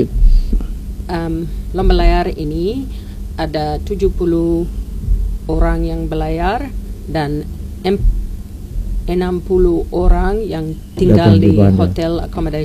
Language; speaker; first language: Indonesian; non-native, learner; English